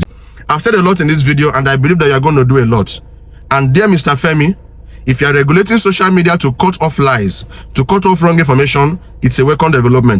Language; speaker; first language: English; non-native, local second language; Igbo